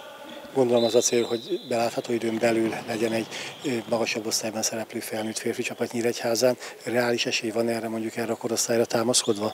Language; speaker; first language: Hungarian; native; Hungarian